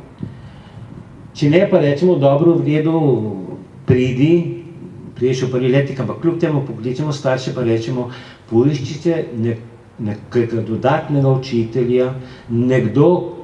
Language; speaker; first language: Slovenian; early bilingual, heritage; Slovenian